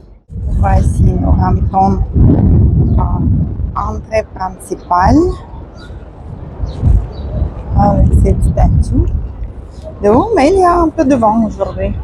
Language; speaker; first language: French; non-native, fluent; Russian